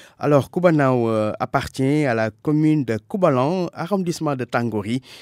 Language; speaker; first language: French; non-native, local second language; Wolof